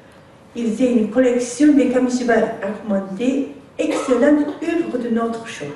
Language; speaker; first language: French; non-native, learner; Japanese